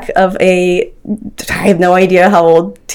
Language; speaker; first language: English; native; English